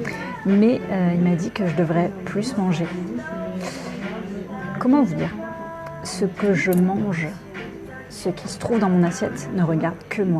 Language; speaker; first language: French; native; French